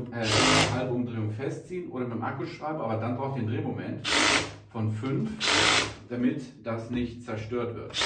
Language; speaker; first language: German; native; German